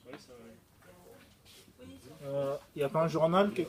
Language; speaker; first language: French; native; French